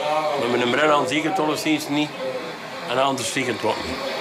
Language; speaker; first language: Dutch; native; Dutch